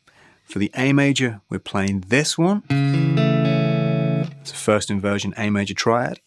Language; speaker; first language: English; native; English